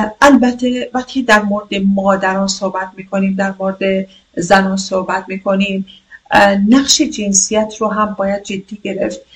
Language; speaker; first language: Persian; non-native, local second language; Kurdish